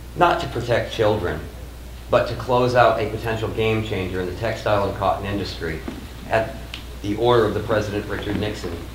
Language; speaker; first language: English; native; English